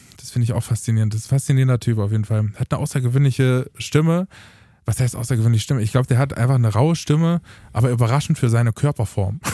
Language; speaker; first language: German; early bilingual, other home language; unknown